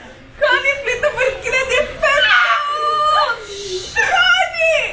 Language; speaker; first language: Swedish; native; Swedish